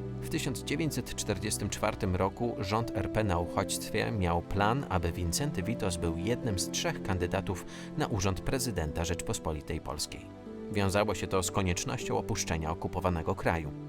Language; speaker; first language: Polish; native; Polish